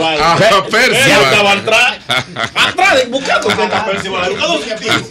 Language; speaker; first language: Spanish; native; Spanish